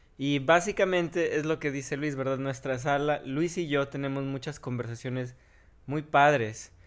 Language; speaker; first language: Spanish; native; Spanish